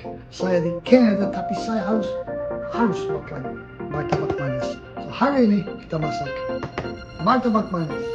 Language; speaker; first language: Indonesian; non-native, learner; English